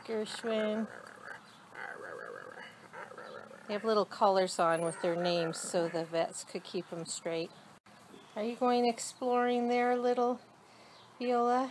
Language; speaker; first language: English; native; English